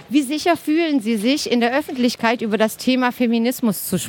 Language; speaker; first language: German; native; German